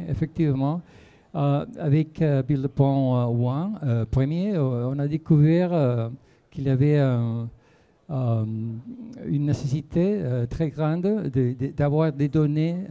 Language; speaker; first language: French; non-native, fluent; Spanish